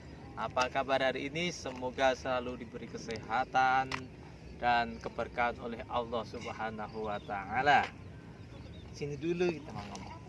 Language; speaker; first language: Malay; non-native, local second language; Javanese